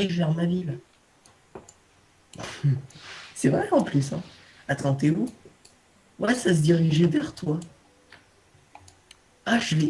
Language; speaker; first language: French; native; French